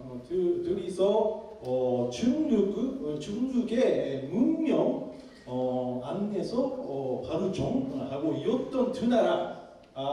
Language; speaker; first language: Korean; non-native, fluent; Japanese